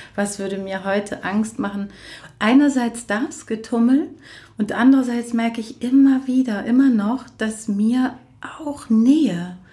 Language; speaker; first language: German; native; German